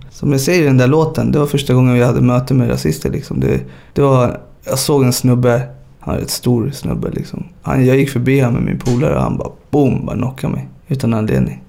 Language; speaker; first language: Swedish; early bilingual, other home language; Spanish